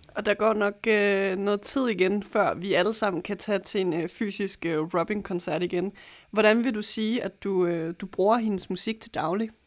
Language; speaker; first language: Danish; native; Danish